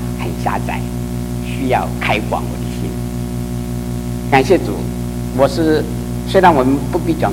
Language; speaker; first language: Chinese; native; Chinese